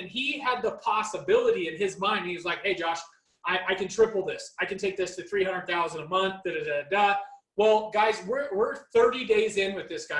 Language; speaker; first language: English; native; English